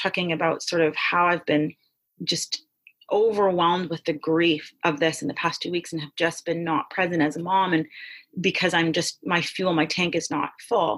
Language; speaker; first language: English; native; English